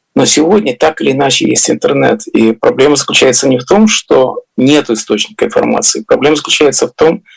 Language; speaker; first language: Russian; native; Russian